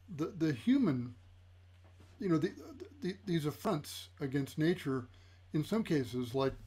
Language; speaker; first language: English; native; English